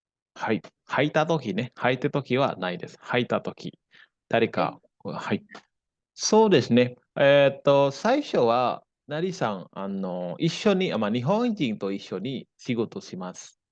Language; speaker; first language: Japanese; non-native, fluent; Indonesian